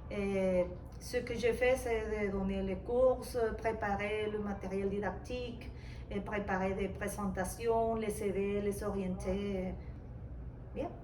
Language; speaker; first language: French; non-native, fluent; Spanish